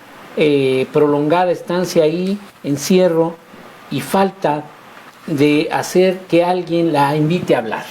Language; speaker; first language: Spanish; native; Spanish